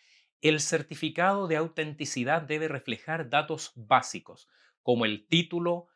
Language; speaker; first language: Spanish; native; Spanish